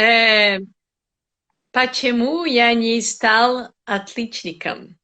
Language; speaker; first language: Russian; non-native, learner; Portuguese